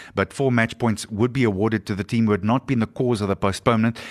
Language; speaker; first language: English; non-native, local second language; Afrikaans